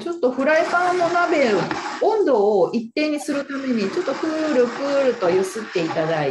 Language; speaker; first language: Japanese; native; Japanese